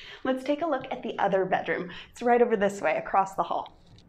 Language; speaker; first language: English; native; English